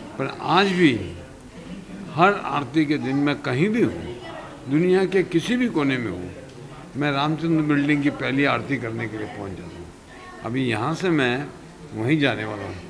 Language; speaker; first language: Hindi; native; Hindi